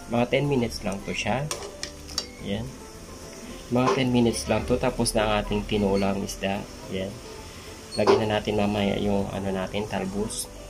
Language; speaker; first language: Filipino; non-native, local second language; Cebuano